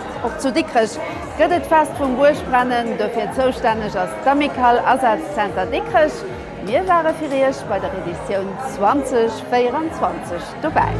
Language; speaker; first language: German; non-native, learner; Luxembourgish